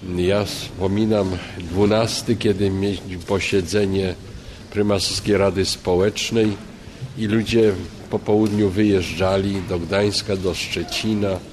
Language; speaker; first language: Polish; native; Polish